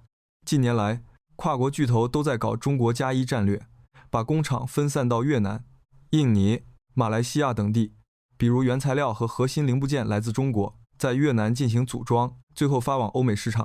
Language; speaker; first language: Chinese; native; Chinese